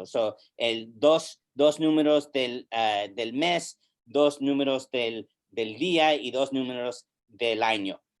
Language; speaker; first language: Spanish; early bilingual, heritage; English